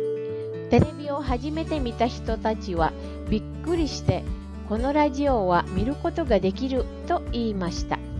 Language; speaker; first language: Japanese; non-native, fluent; Indonesian